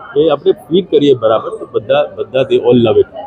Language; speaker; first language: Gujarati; non-native, learner; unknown